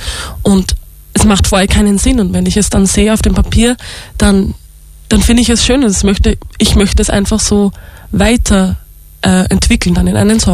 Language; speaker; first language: German; native; German